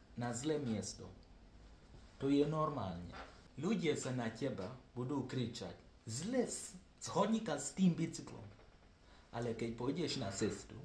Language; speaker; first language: Slovak; non-native, learner; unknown